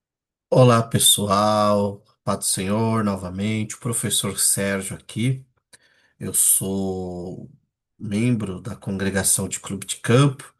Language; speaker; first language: Portuguese; native; Portuguese